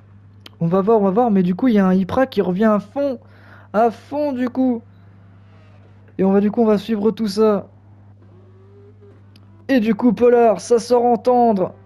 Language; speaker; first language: French; native; French